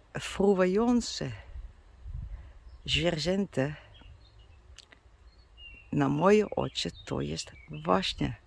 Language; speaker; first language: Polish; non-native, learner; Dutch